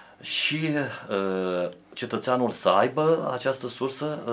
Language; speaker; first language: Romanian; native; Romanian